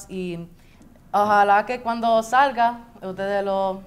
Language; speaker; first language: Spanish; early bilingual, heritage; Spanish